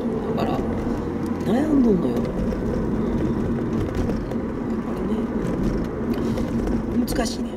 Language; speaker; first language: Japanese; native; Japanese